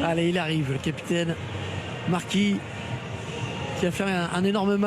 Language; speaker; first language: French; native; French